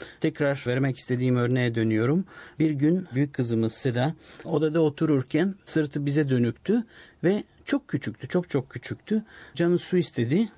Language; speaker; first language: Turkish; non-native, fluent; Bulgarian